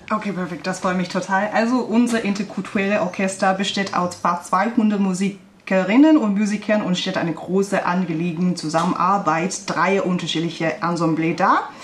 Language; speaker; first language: German; non-native, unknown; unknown